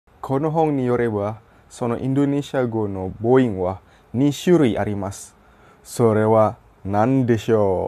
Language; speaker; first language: Japanese; non-native, fluent; Indonesian